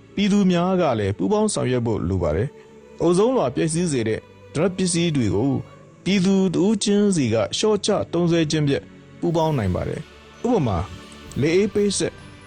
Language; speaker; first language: Burmese; non-native, local second language; Hakha Chin